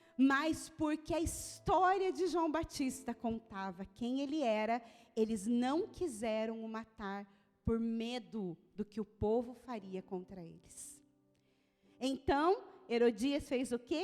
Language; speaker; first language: Portuguese; native; Portuguese